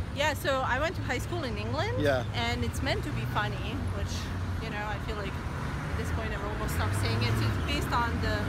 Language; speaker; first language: English; non-native, fluent; Serbian